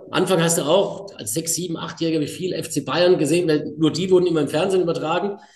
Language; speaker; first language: German; native; German